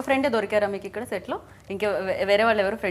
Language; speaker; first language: Telugu; native; Telugu